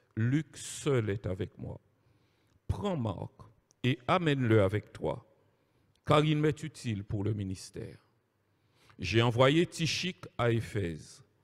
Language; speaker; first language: French; native; French